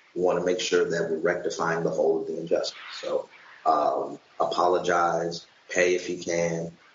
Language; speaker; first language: English; native; English